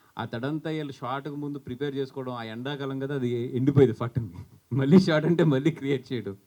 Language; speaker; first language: Telugu; native; Telugu